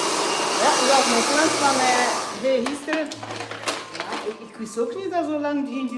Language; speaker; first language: Dutch; non-native, learner; English